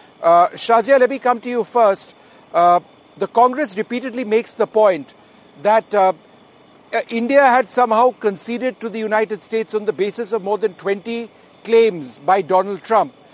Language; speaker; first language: English; non-native, local second language; Hindi